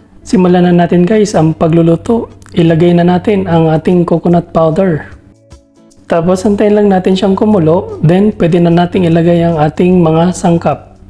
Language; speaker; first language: Filipino; non-native, local second language; Bikol